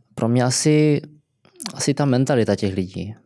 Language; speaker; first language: Czech; native; Czech